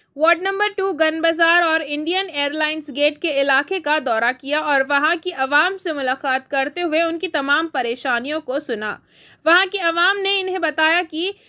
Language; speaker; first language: Hindi; non-native, local second language; Urdu